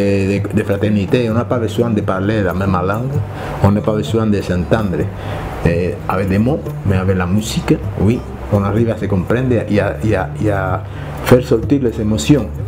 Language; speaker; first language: French; non-native, fluent; Spanish